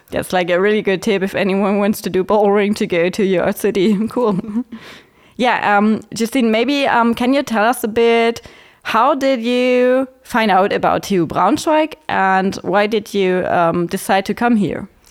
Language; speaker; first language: English; non-native, fluent; German